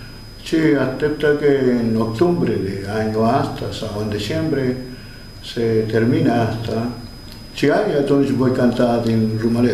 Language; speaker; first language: Romanian; non-native, learner; Spanish